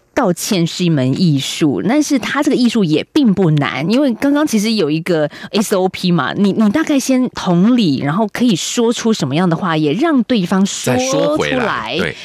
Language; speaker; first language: Chinese; native; Chinese